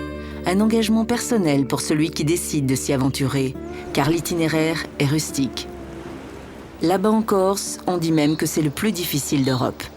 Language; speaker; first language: French; native; French